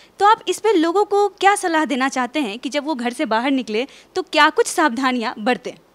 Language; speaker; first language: Hindi; native; Hindi